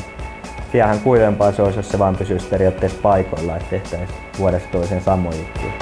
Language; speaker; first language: Finnish; native; Finnish